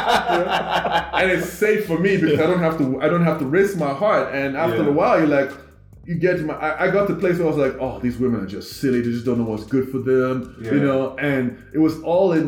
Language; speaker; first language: English; non-native, local second language; Igbo